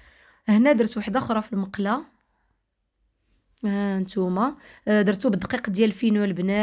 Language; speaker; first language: Arabic; native; Arabic